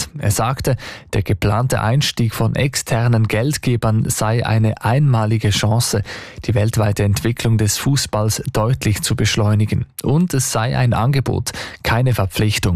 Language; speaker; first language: German; native; German